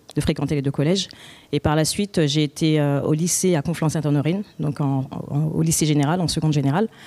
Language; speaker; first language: French; native; French